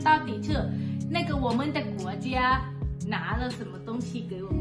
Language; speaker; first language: Chinese; non-native, fluent; Thai